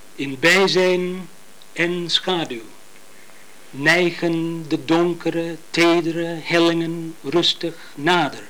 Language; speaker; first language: Dutch; non-native, fluent; English